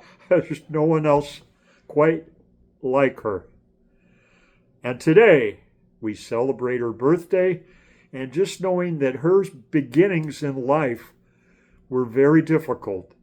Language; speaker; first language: English; native; English